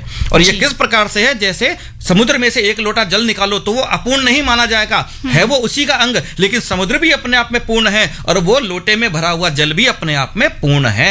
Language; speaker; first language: Hindi; native; Hindi